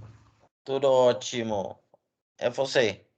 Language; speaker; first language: Portuguese; non-native, learner; English